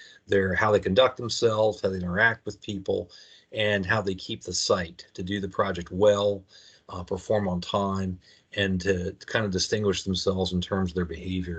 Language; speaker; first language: English; native; English